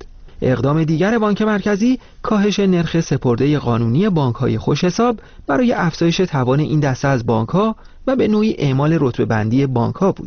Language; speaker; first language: Persian; native; Persian